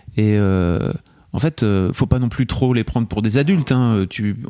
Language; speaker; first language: French; native; French